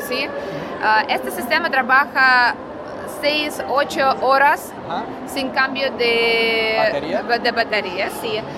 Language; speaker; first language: Spanish; non-native, learner; Russian